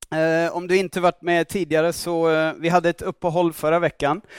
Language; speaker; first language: Swedish; non-native, fluent; English